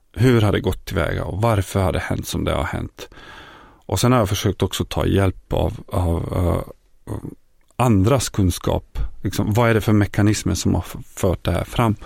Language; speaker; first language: Swedish; non-native, fluent; Bosnian